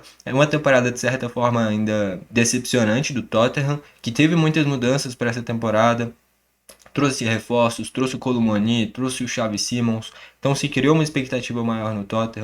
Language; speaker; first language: Portuguese; native; Portuguese